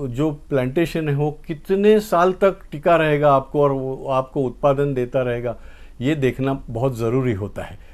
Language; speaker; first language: Hindi; non-native, local second language; Marathi